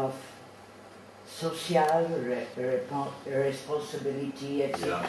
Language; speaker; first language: English; non-native, fluent; Spanish